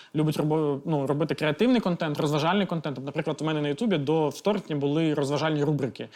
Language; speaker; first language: Ukrainian; non-native, local second language; Russian